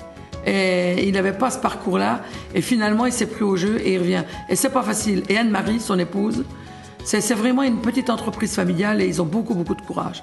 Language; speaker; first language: French; native; French